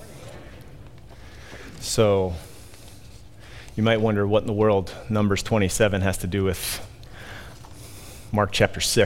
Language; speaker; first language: English; native; English